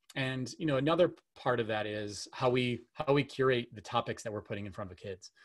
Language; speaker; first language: English; native; English